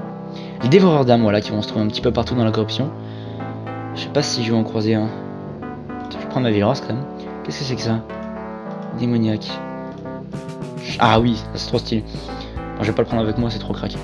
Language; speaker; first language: French; native; French